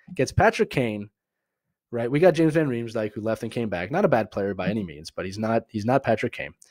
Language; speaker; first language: English; native; English